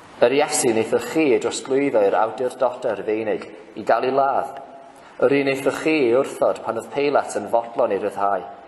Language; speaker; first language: Welsh; native; Welsh